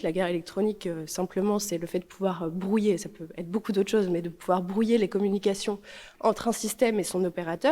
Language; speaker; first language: French; native; French